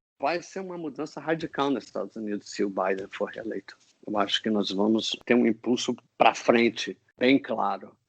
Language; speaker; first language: Portuguese; non-native, fluent; English